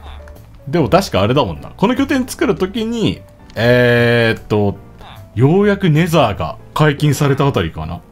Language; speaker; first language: Japanese; native; Japanese